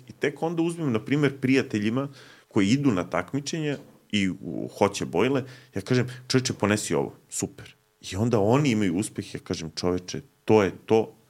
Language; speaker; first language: Serbian; native; Serbian